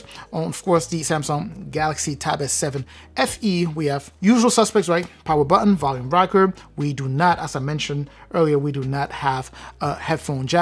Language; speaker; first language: English; native; English